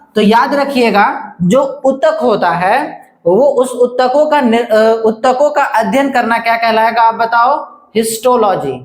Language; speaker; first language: Hindi; native; Hindi